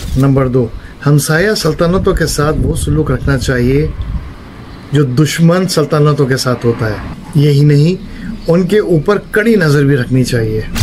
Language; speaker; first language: Urdu; native; Urdu